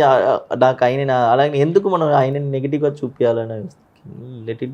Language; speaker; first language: Telugu; early bilingual, heritage; Telugu